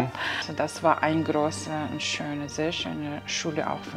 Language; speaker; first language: German; non-native, learner; Kazakh